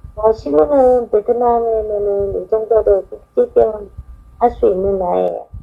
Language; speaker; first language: Korean; non-native, learner; Vietnamese